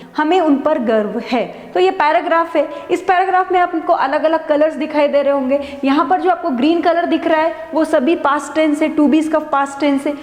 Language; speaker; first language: Hindi; native; Hindi